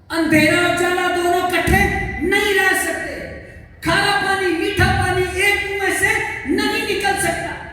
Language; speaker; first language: Urdu; non-native, local second language; Punjabi